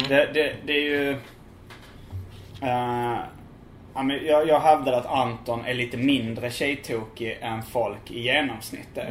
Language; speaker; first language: Swedish; native; Swedish